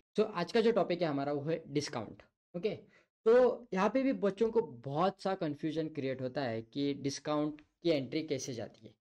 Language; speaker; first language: Hindi; non-native, local second language; Marathi